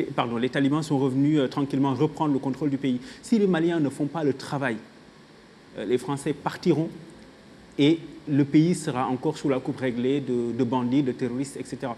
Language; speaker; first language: French; non-native, local second language; Wolof